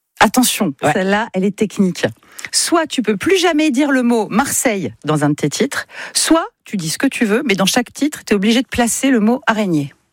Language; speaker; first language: French; native; French